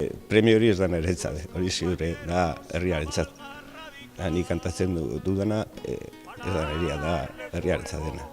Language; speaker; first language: Basque; non-native, local second language; Spanish